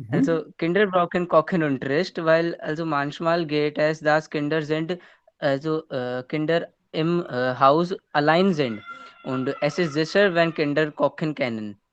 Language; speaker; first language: German; non-native, learner; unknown